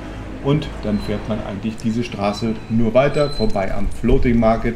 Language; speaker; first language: German; native; German